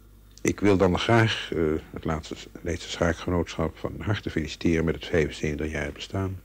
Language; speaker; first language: Dutch; native; Dutch